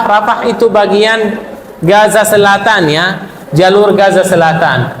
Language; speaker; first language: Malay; non-native, fluent; Arabic